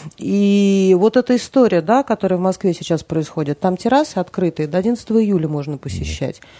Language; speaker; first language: Russian; native; Russian